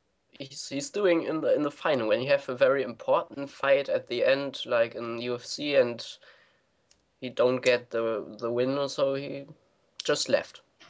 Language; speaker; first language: English; non-native, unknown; German